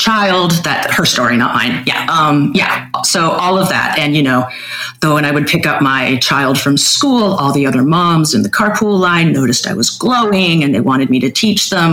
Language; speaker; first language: English; native; English